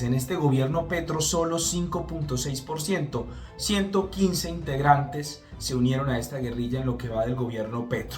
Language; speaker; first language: Spanish; native; Spanish